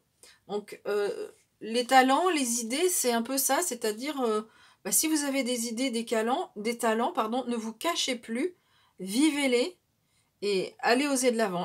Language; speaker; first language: French; native; French